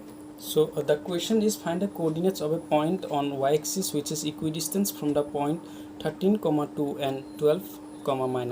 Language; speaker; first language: English; non-native, local second language; Hindi